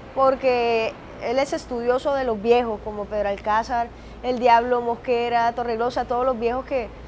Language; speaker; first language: Spanish; native; Spanish